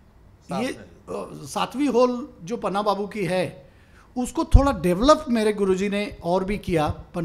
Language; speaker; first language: Hindi; native; Hindi